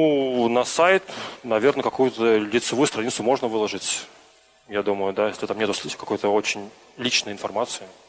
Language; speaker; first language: Russian; native; Russian